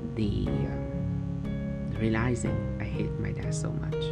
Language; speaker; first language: English; non-native, fluent; Vietnamese